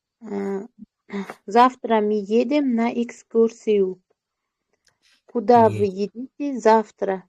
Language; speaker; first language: Russian; non-native, learner; Uzbek